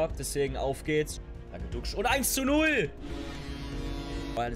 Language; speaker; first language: German; native; German